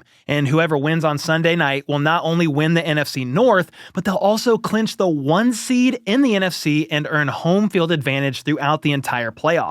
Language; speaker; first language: English; native; English